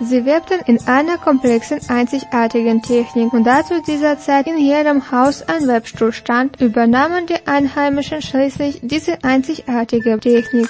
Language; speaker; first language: German; non-native, fluent; Russian